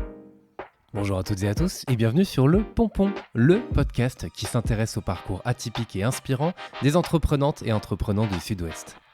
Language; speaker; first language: French; native; French